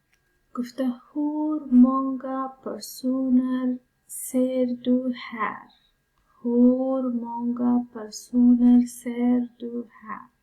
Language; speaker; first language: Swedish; non-native, fluent; Persian